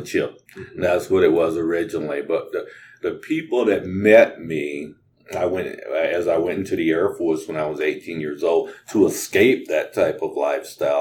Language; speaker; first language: English; native; English